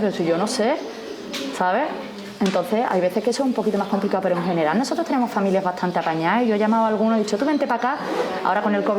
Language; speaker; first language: Spanish; native; Spanish